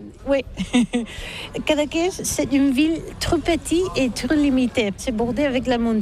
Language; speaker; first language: French; non-native, learner; Catalan